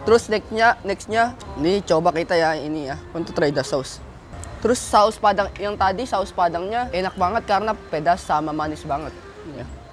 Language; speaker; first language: Indonesian; non-native, learner; Filipino